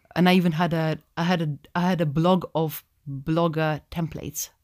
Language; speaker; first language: English; non-native, fluent; Russian